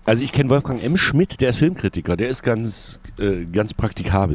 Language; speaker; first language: German; native; German